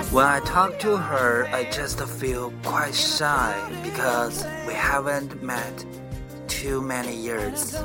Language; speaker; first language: English; non-native, learner; Chinese